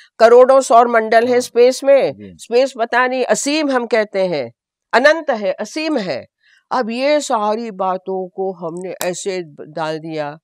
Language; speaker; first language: Hindi; non-native, local second language; Gujarati